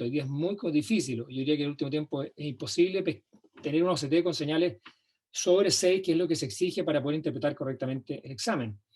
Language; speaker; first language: Spanish; native; Spanish